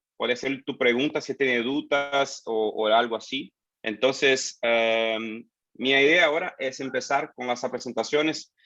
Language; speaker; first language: Spanish; non-native, fluent; Portuguese